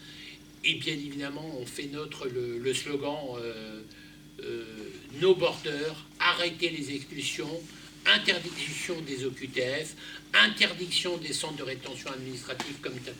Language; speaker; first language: French; native; French